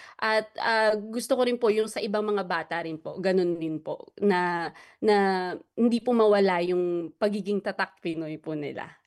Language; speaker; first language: Filipino; native; Filipino